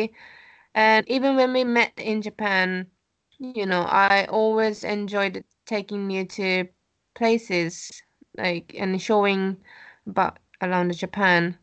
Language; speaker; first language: English; non-native, fluent; Japanese